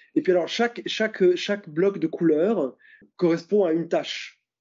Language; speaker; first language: French; native; French